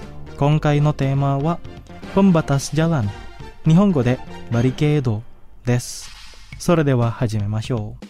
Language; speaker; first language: Japanese; non-native, fluent; Indonesian